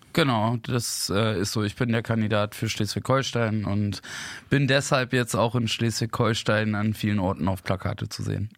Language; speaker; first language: German; native; German